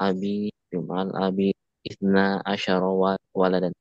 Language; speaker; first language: Arabic; non-native, learner; Indonesian